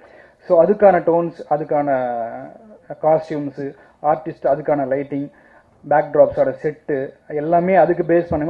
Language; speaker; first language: Tamil; native; Tamil